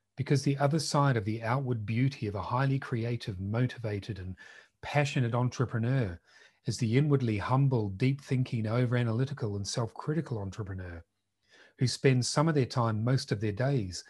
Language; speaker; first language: English; native; English